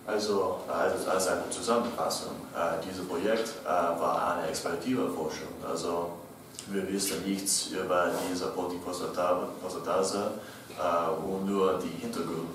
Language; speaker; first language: German; non-native, learner; English